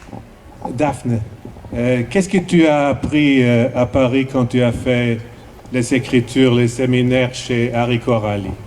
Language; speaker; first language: French; non-native, fluent; Swedish